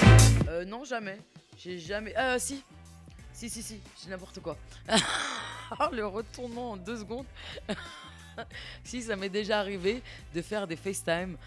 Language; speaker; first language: French; native; French